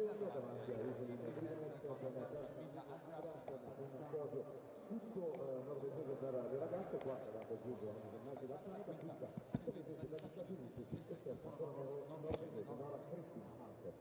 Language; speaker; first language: Italian; native; Italian